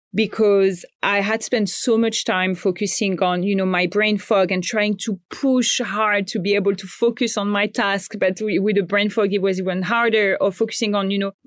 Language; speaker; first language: English; non-native, fluent; French